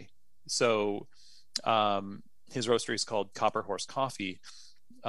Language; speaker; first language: English; native; English